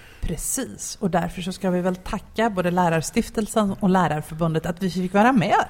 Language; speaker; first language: Swedish; native; Swedish